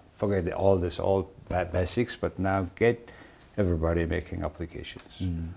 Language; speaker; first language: English; non-native, fluent; Mongolian